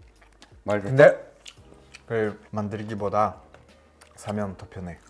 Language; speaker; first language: Korean; non-native, learner; Russian